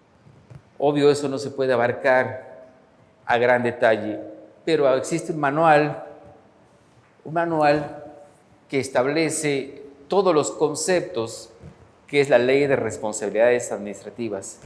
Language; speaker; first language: Spanish; native; Spanish